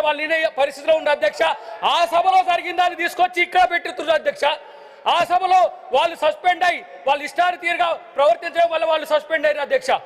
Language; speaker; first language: Telugu; native; Telugu